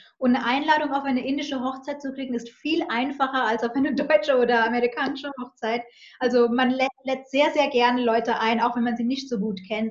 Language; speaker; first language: German; non-native, fluent; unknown